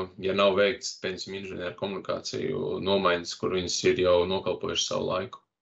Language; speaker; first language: Latvian; non-native, local second language; Russian